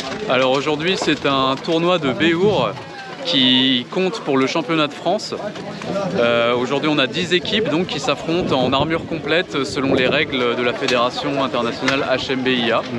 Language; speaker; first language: French; native; French